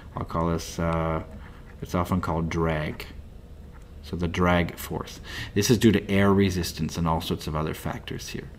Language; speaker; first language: English; native; English